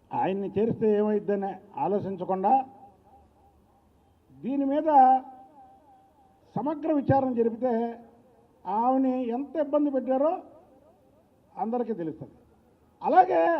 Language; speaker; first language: Telugu; native; Telugu